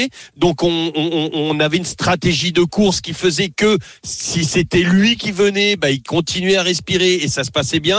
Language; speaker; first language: French; native; French